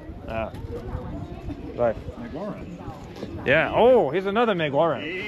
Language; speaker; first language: Chinese; non-native, learner; English